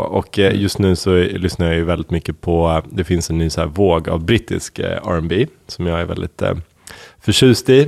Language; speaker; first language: Swedish; native; Swedish